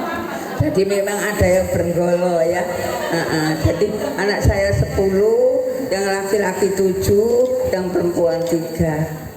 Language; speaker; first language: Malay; non-native, local second language; Javanese